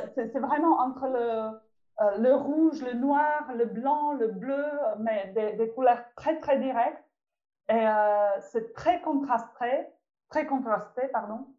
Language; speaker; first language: French; non-native, fluent; Czech